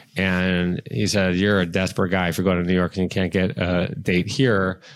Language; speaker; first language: English; native; English